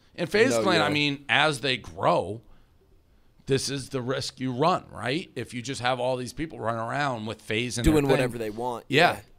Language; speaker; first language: English; native; English